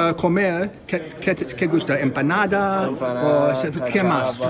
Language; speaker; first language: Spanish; non-native, learner; English